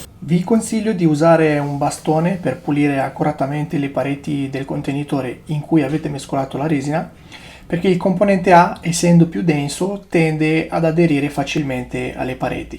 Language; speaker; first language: Italian; native; Italian